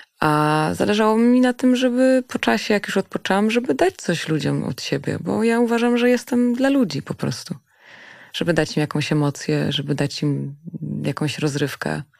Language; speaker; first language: Polish; early bilingual, other home language; German